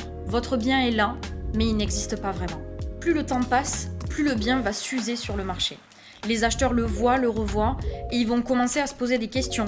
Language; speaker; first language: French; native; French